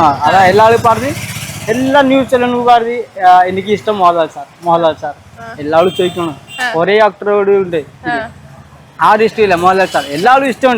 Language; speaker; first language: Malayalam; non-native, local second language; Odia